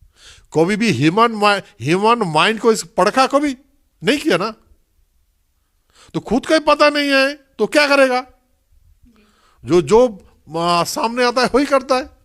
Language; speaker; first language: Hindi; non-native, local second language; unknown